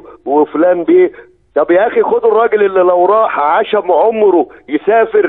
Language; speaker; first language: Arabic; native; Arabic